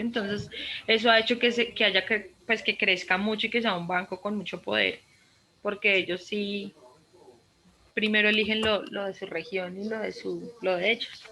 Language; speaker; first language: Spanish; native; Spanish